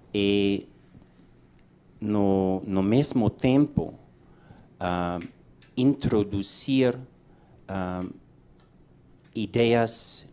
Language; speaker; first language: Portuguese; non-native, learner; English